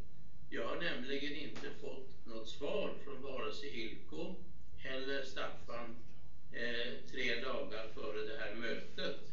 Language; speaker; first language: Swedish; native; Swedish